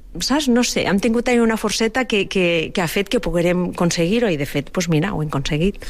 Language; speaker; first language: Catalan; native; Catalan